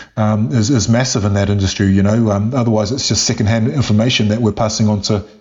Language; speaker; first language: English; native; English